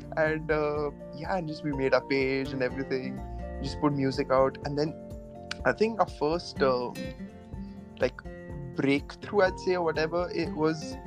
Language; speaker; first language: English; non-native, local second language; Marathi